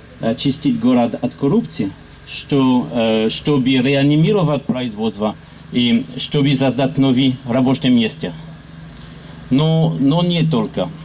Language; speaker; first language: Russian; non-native, learner; French